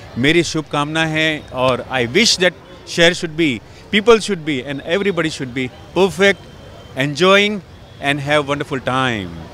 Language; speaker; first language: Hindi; non-native, local second language; Gujarati